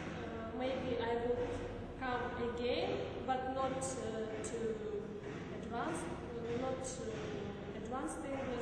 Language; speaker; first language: English; non-native, learner; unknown